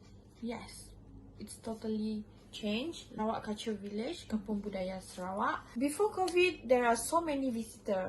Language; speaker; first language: English; non-native, local second language; Malay